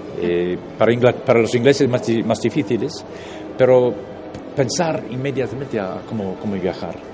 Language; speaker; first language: Spanish; non-native, fluent; English